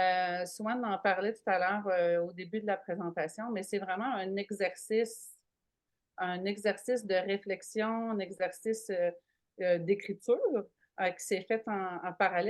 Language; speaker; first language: French; native; French